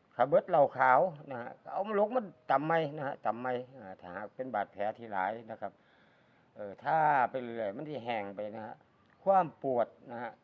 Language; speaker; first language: Thai; native; Thai